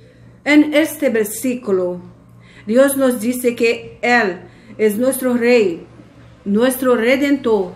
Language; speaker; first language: Spanish; non-native, fluent; Portuguese